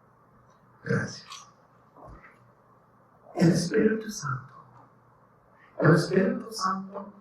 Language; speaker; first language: Spanish; non-native, learner; English